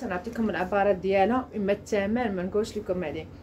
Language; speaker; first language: Arabic; native; Arabic